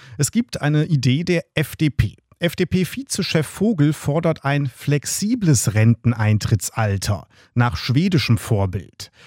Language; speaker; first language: German; native; German